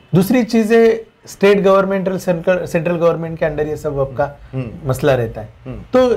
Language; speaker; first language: Hindi; non-native, local second language; Marathi